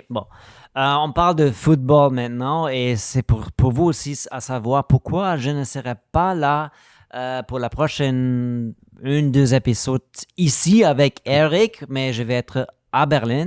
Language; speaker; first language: French; non-native, learner; German